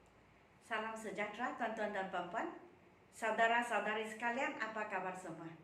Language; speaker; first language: Indonesian; non-native, local second language; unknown